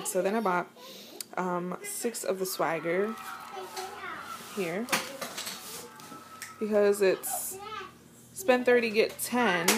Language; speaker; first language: English; native; English